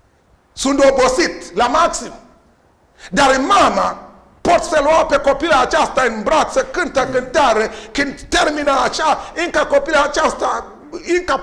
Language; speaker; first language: Romanian; non-native, learner; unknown